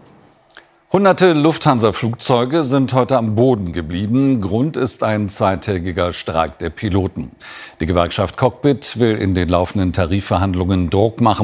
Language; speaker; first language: German; native; German